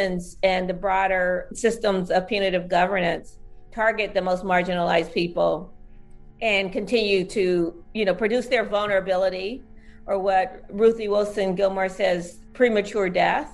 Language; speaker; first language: English; native; English